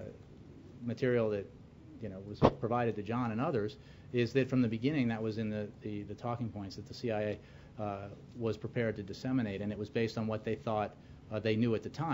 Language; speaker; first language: English; native; English